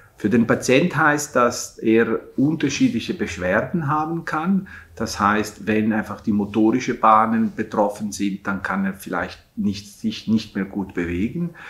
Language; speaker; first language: German; non-native, local second language; Italian